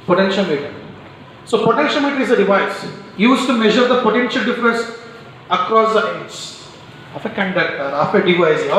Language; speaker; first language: English; non-native, local second language; Kannada